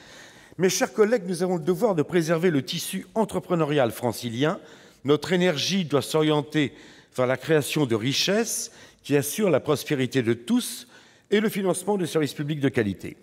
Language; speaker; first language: French; native; French